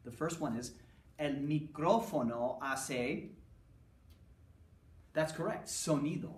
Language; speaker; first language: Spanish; non-native, fluent; English